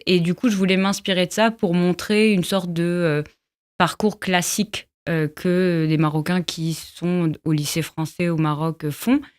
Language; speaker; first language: French; non-native, local second language; Arabic